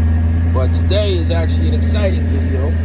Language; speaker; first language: English; native; English